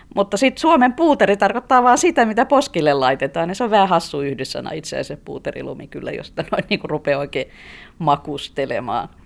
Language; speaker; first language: Finnish; native; Finnish